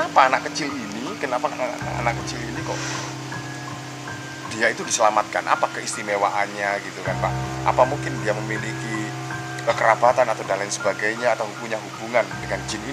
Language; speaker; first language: Indonesian; native; Indonesian